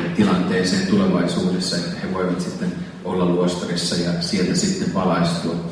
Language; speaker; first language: Finnish; native; Finnish